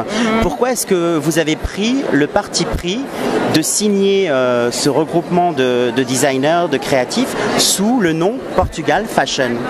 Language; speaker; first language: French; native; French